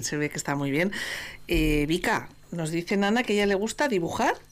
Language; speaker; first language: Spanish; native; Spanish